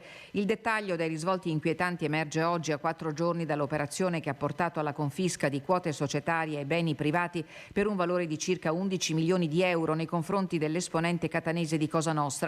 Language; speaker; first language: Italian; native; Italian